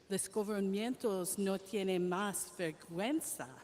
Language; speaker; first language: Spanish; non-native, learner; English